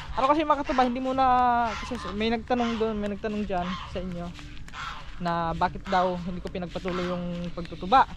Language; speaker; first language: Filipino; non-native, local second language; Waray